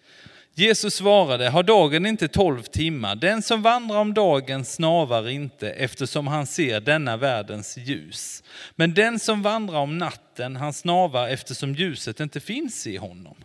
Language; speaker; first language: Swedish; non-native, fluent; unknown